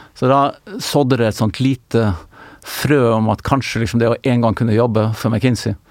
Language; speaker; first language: Norwegian; native; Norwegian